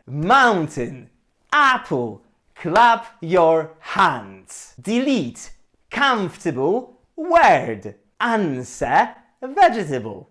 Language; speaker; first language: English; non-native, fluent; Polish